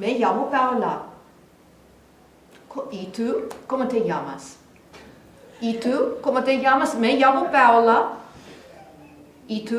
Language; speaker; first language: Spanish; non-native, fluent; English